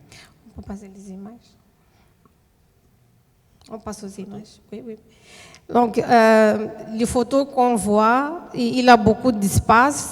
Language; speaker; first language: French; non-native, fluent; Portuguese